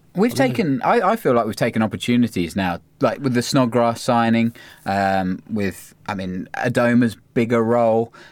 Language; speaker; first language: English; native; English